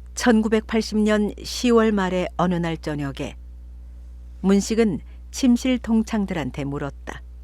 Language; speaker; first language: Korean; native; Korean